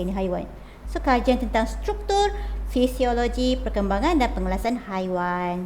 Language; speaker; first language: Malay; native; Malay